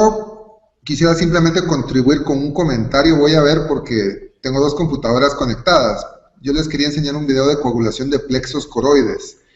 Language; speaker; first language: Spanish; native; Spanish